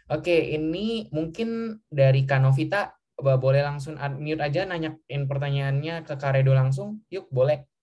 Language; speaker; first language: Indonesian; native; Indonesian